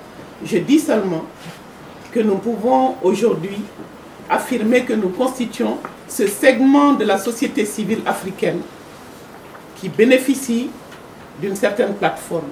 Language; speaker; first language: French; non-native, local second language; Bambara